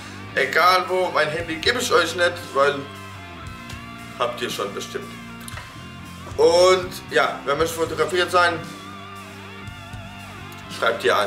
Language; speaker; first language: German; non-native, fluent; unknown